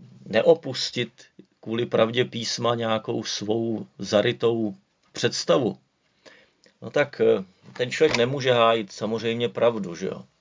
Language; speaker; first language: Czech; native; Czech